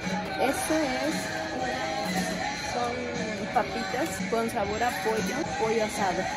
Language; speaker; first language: Spanish; native; Spanish